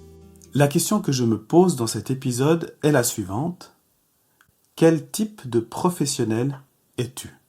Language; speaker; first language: French; native; French